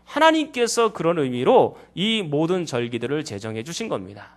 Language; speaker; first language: Korean; native; Korean